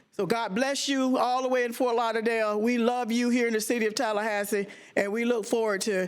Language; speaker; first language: English; native; English